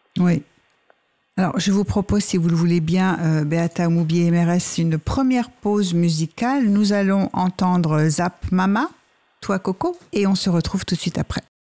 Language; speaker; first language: French; native; French